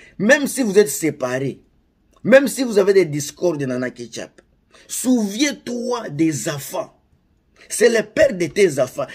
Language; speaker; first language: French; non-native, local second language; Lingala